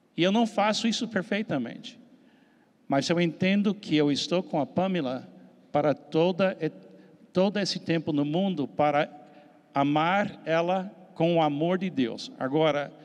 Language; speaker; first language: Portuguese; non-native, fluent; English